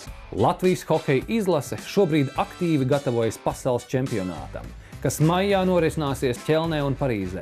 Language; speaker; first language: Latvian; native; Latvian